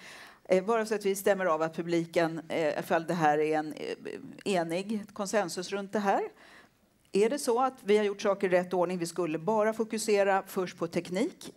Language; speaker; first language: Swedish; native; Swedish